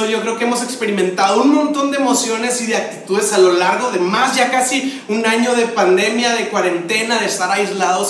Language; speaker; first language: Spanish; native; Spanish